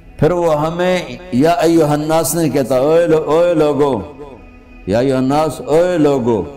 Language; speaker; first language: Urdu; non-native, local second language; Punjabi